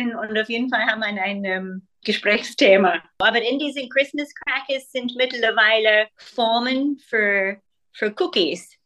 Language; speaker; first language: German; non-native, fluent; English